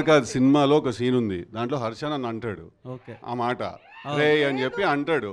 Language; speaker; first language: Telugu; native; Telugu